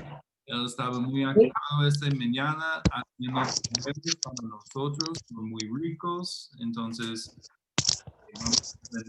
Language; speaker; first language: Spanish; non-native, fluent; English